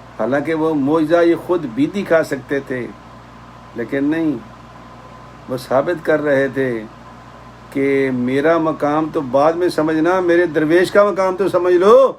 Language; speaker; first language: Urdu; native; Urdu